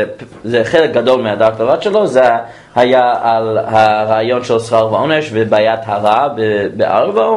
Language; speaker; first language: Hebrew; non-native, fluent; English